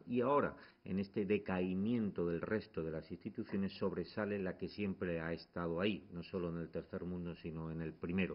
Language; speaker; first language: Spanish; native; Spanish